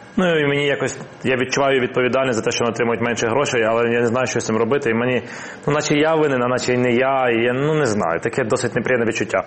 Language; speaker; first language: Ukrainian; non-native, local second language; Russian